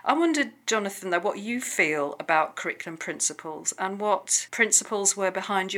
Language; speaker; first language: English; native; English